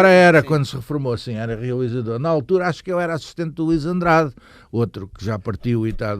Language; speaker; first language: Portuguese; native; Portuguese